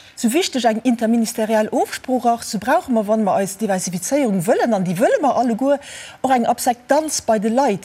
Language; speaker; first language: Luxembourgish; native; Luxembourgish